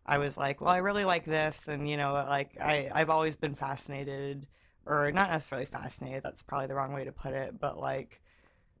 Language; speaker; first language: English; native; English